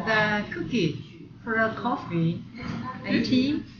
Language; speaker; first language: English; non-native, learner; Chinese